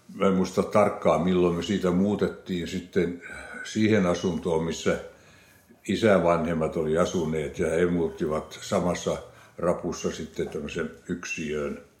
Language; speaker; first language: Finnish; non-native, local second language; Swedish